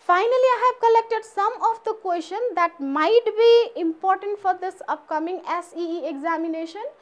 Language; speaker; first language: English; non-native, local second language; Nepali